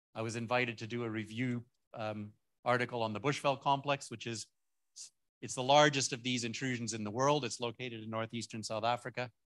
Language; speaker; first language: English; native; English